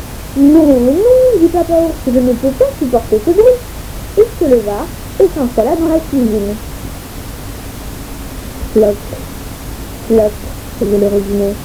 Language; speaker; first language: French; native; French